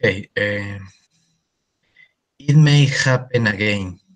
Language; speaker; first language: English; non-native, learner; Spanish